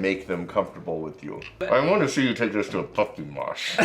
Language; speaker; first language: English; native; English